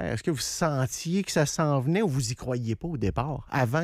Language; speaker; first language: French; native; French